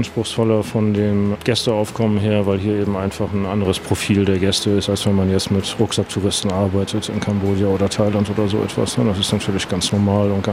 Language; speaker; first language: German; native; German